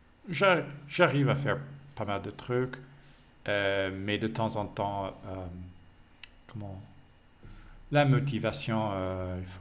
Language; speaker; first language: French; non-native, learner; English